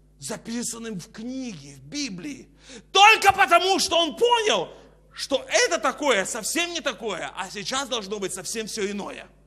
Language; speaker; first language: Russian; native; Russian